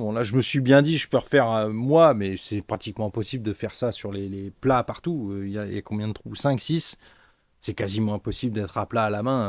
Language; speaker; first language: French; native; French